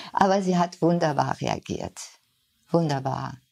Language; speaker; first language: German; non-native, fluent; French